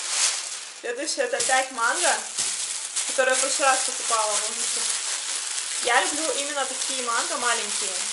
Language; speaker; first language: Russian; native; Russian